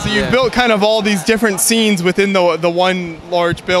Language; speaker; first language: English; native; English